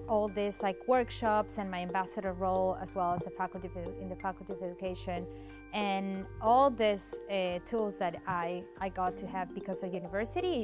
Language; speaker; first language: English; non-native, fluent; Spanish